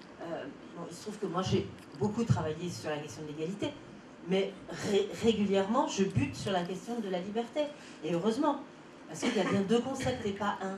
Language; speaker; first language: French; native; French